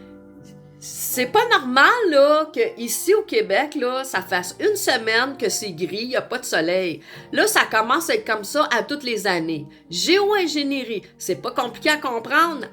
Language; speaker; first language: French; native; French